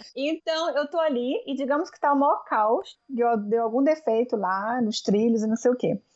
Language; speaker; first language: Portuguese; native; Portuguese